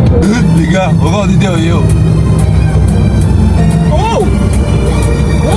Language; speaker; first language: French; native; French